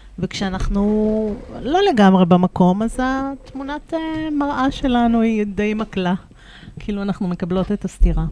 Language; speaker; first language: Hebrew; native; Hebrew